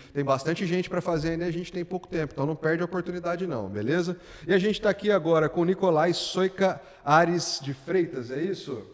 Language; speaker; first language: Portuguese; native; Portuguese